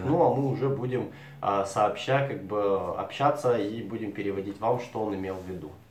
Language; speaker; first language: Russian; native; Russian